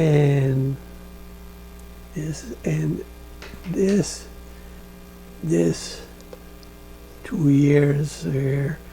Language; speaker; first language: English; non-native, learner; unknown